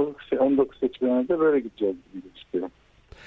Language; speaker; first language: Turkish; native; Turkish